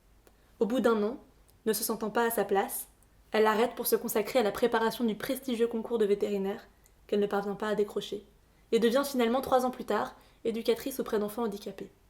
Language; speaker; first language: French; native; French